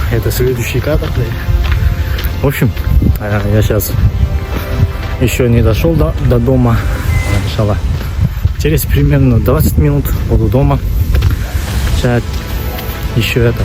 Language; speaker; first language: Russian; non-native, local second language; Kazakh